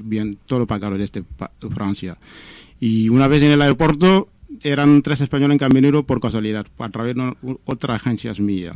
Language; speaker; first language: Spanish; non-native, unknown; Wolof